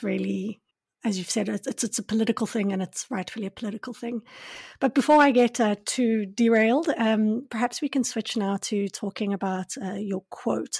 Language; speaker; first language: English; native; English